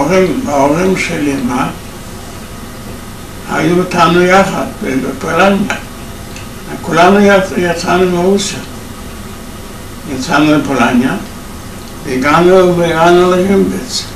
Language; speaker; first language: Hebrew; non-native, fluent; Yiddish